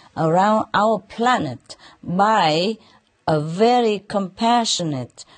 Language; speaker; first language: English; non-native, fluent; Vietnamese